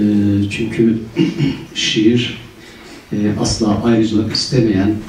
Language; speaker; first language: Turkish; native; Turkish